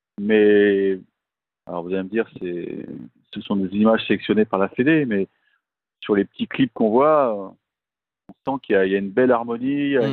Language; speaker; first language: French; native; French